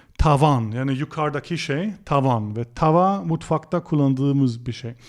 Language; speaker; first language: Turkish; non-native, fluent; German